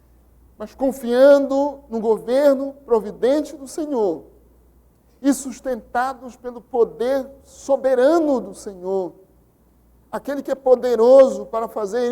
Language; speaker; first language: Portuguese; native; Portuguese